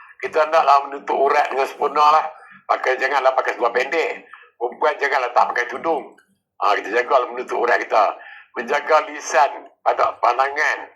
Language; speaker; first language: Malay; native; Malay